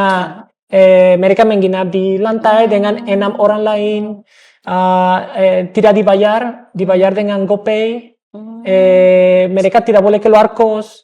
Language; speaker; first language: Indonesian; non-native, fluent; English